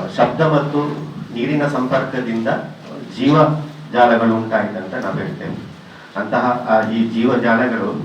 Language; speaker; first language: Kannada; non-native, local second language; Tulu